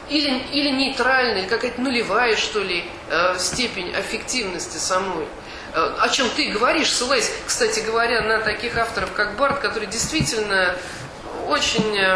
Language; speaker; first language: Russian; native; Russian